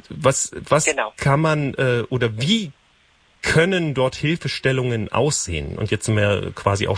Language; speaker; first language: German; native; German